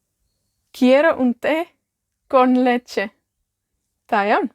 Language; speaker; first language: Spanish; non-native, fluent; Welsh